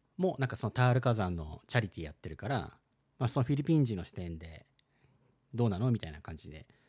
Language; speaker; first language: Japanese; early bilingual, heritage; Japanese